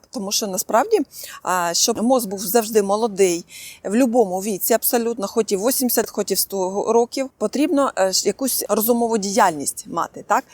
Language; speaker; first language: Ukrainian; non-native, local second language; Russian